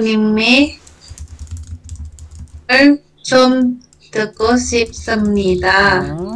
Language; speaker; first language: Korean; non-native, learner; Indonesian